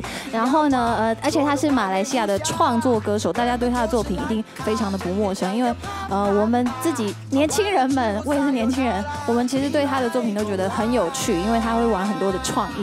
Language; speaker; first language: Chinese; native; Chinese